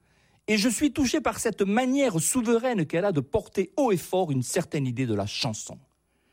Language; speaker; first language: French; native; French